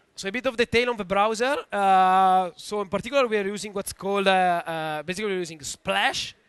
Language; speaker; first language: English; non-native, fluent; Italian